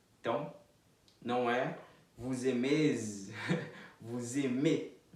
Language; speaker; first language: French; non-native, fluent; Portuguese